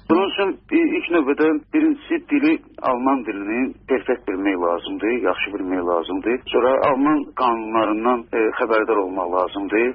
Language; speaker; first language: Azerbaijani; native; Azerbaijani